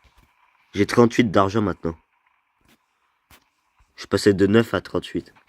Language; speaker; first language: French; native; French